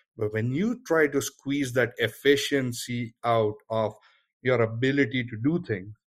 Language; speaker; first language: English; non-native, local second language; Gujarati